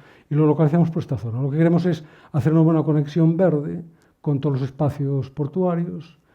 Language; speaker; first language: Spanish; native; Spanish